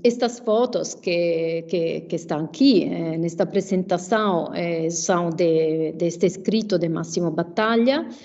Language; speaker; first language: Portuguese; non-native, fluent; Italian